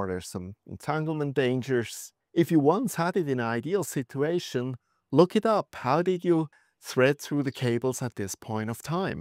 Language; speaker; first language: English; non-native, fluent; German